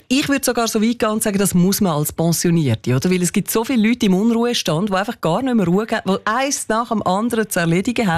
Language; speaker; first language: German; native; German